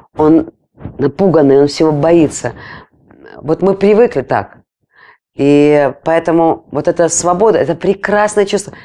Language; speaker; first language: Russian; non-native, local second language; Latvian